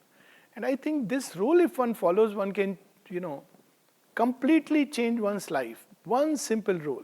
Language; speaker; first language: English; non-native, local second language; Hindi